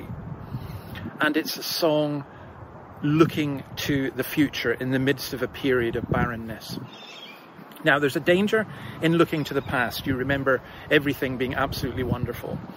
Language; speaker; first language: English; native; English